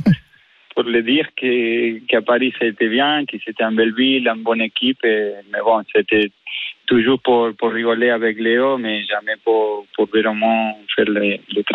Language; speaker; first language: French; non-native, fluent; Spanish